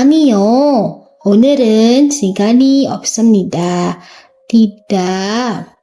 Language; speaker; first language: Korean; non-native, fluent; Indonesian